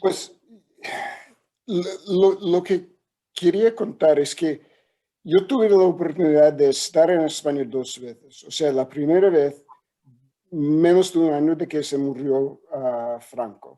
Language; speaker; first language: Spanish; non-native, fluent; English